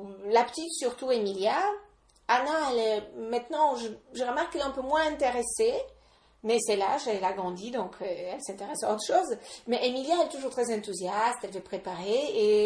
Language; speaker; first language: French; non-native, fluent; Polish